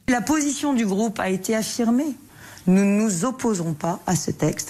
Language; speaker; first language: French; native; French